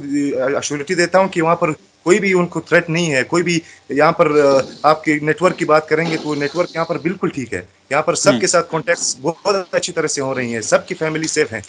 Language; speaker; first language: Hindi; non-native, fluent; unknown